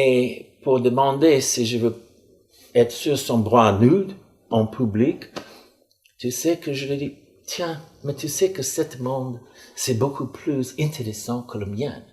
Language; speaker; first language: French; non-native, fluent; English